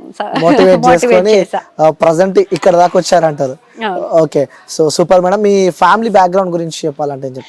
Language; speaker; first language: Telugu; native; Telugu